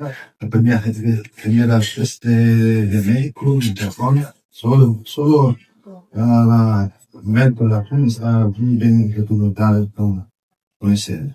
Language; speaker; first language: Spanish; non-native, fluent; Portuguese